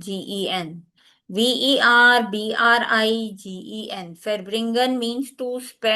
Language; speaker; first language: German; non-native, fluent; Hindi